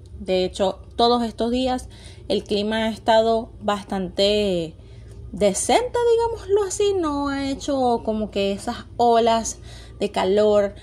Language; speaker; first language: Spanish; native; Spanish